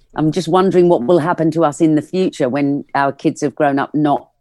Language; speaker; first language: English; native; English